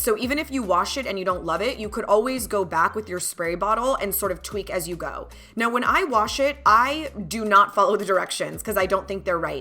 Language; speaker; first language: English; native; English